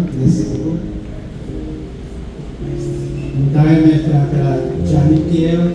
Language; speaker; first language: French; non-native, local second language; Haitian Creole